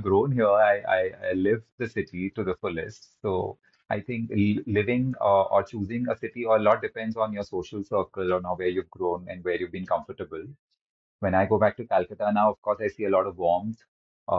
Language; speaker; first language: English; non-native, local second language; Hindi